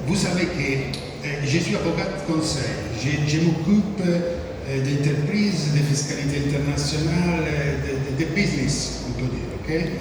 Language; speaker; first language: French; non-native, fluent; Italian